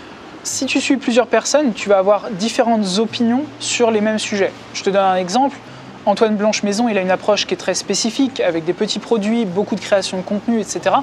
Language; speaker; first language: French; native; French